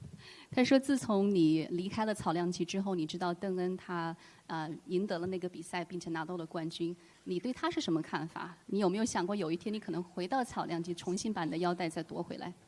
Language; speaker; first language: Chinese; native; Chinese